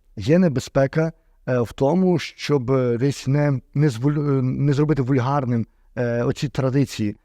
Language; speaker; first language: Ukrainian; native; Ukrainian